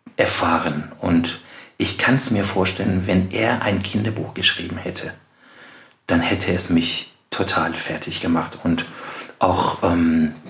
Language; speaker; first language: German; non-native, fluent; Persian